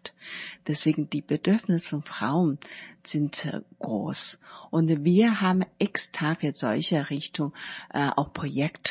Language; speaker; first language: German; non-native, learner; Chinese